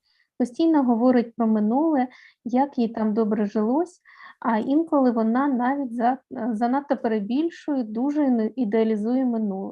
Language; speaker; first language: Ukrainian; native; Ukrainian